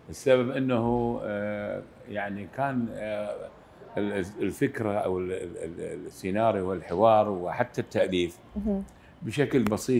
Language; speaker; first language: Arabic; native; Arabic